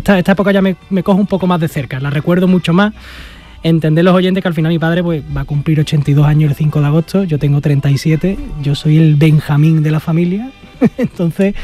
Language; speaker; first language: Spanish; native; Spanish